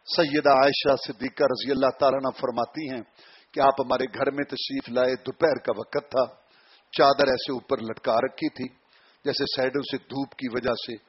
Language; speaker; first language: Urdu; non-native, local second language; Punjabi